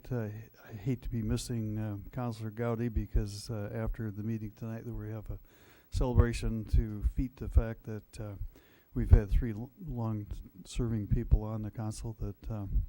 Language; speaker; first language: English; native; English